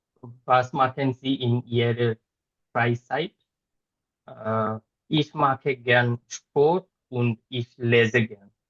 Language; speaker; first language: German; non-native, learner; Bangla